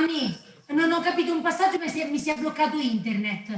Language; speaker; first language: Italian; native; Italian